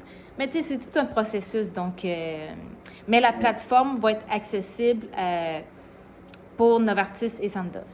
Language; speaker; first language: French; native; French